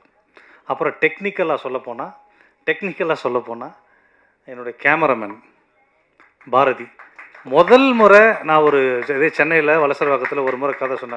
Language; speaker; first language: Tamil; native; Tamil